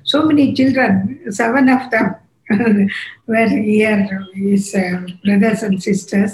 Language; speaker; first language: English; non-native, local second language; Tamil